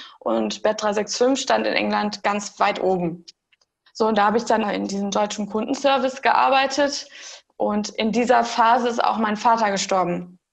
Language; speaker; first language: German; early bilingual, heritage; German